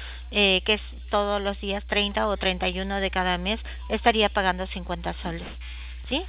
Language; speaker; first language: Spanish; native; Spanish